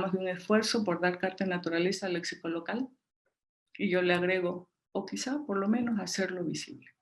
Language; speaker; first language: Spanish; native; Spanish